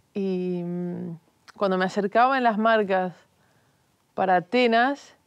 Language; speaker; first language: Spanish; native; Spanish